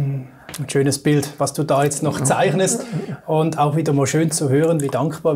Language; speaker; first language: German; native; German